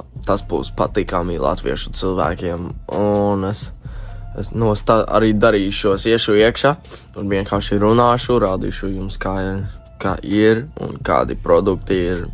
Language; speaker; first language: Latvian; early bilingual, heritage; English